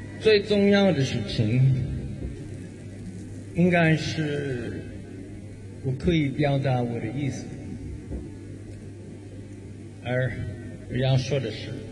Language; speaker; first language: Chinese; non-native, learner; English